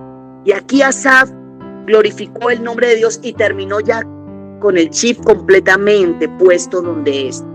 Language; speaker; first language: Spanish; native; Spanish